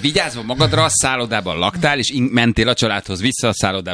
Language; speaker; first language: Hungarian; native; Hungarian